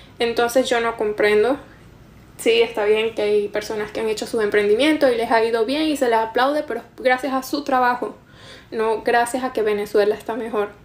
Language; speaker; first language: Spanish; native; Spanish